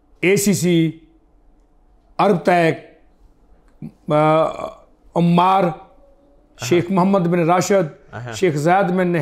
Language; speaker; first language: Arabic; non-native, learner; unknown